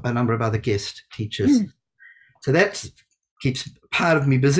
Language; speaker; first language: English; native; English